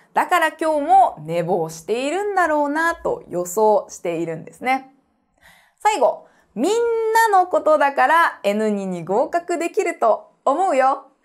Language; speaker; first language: Japanese; native; Japanese